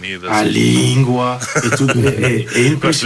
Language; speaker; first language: Portuguese; early bilingual, heritage; Portuguese